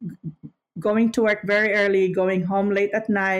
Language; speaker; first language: English; non-native, local second language; Filipino